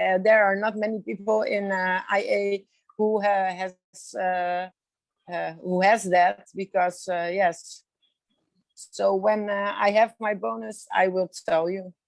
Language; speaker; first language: English; non-native, learner; Dutch